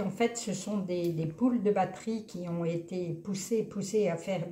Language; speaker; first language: French; native; French